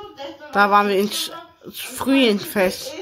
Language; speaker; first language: German; early bilingual, other home language; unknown